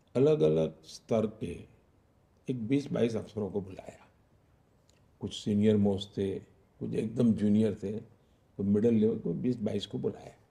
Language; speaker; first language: Hindi; non-native, local second language; Gujarati